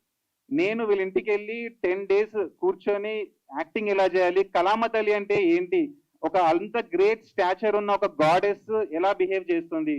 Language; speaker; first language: Telugu; native; Telugu